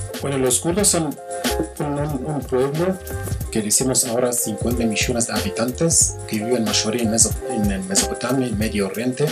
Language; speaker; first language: Spanish; non-native, learner; Kurdish